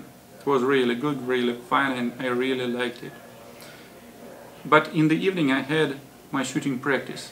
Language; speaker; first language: English; non-native, fluent; Russian